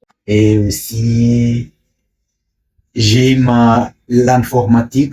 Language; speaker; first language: French; non-native, learner; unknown